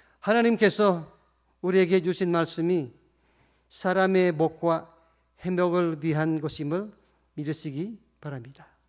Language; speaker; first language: Korean; non-native, fluent; Indonesian